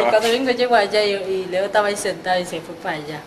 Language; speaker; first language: Spanish; native; Spanish